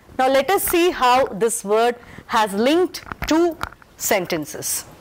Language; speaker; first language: English; non-native, local second language; Telugu